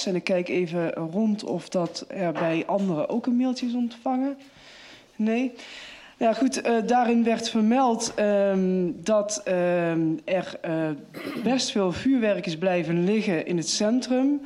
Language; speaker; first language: Dutch; native; Dutch